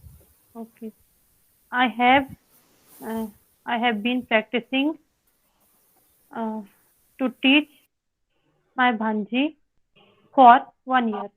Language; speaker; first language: English; non-native, learner; Hindi